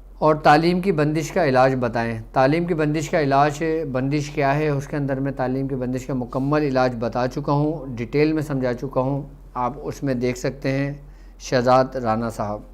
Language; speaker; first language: Urdu; native; Urdu